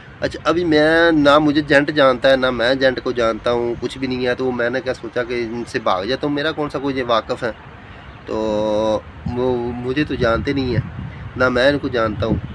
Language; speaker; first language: Urdu; non-native, local second language; Punjabi